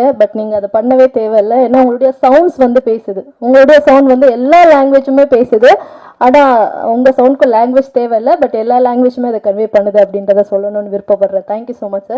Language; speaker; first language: Tamil; native; Tamil